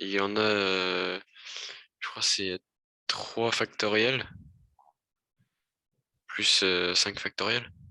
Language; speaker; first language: French; native; French